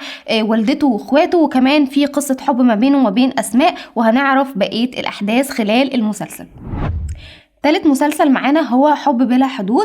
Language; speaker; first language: Arabic; native; Arabic